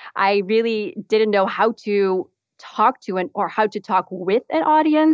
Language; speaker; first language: English; non-native, fluent; Dutch